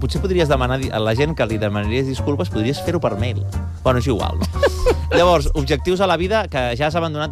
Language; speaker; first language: Catalan; native; Catalan